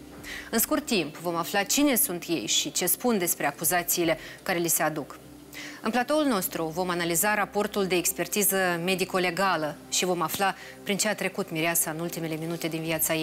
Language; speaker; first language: Romanian; native; Romanian